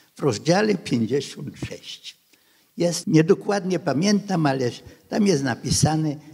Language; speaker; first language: Polish; non-native, local second language; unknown